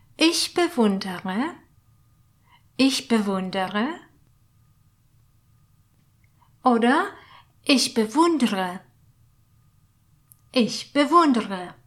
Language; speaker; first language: German; non-native, fluent; Polish